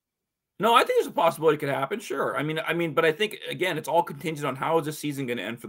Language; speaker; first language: English; native; English